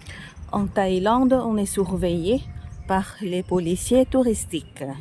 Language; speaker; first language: French; non-native, fluent; Thai